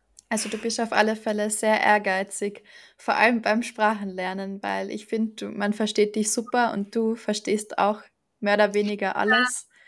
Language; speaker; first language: German; native; German